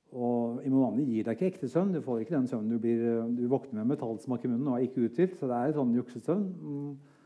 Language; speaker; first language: Norwegian; native; Norwegian